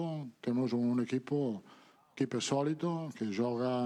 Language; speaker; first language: Portuguese; non-native, fluent; Italian